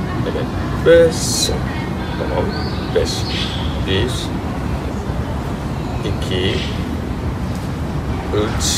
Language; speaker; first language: Turkish; non-native, learner; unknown